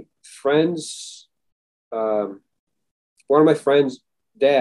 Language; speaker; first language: English; early bilingual, other home language; Filipino